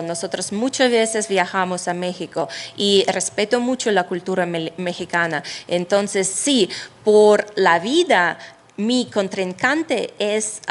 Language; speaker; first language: Spanish; non-native, fluent; Russian